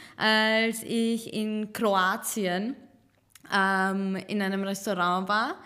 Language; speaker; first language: German; early bilingual, other home language; Serbian